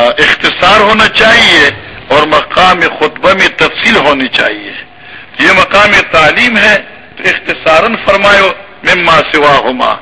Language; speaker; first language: Urdu; non-native, local second language; Pashto